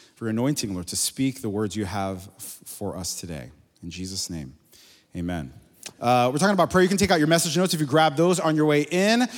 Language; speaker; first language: English; native; English